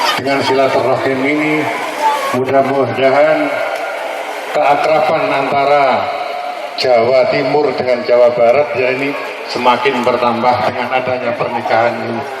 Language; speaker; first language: Indonesian; non-native, local second language; Javanese